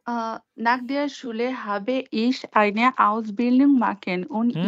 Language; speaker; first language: German; non-native, learner; Bangla